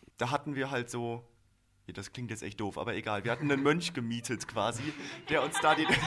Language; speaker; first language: German; native; German